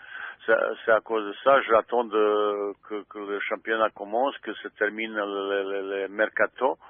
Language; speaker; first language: French; non-native, fluent; Bosnian